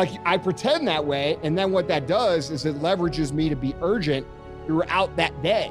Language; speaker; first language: English; native; English